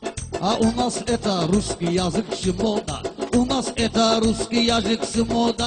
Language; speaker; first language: Russian; non-native, learner; Talysh